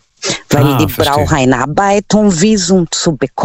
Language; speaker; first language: German; non-native, learner; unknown